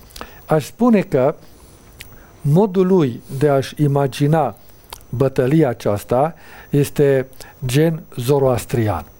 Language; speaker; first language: Romanian; native; Romanian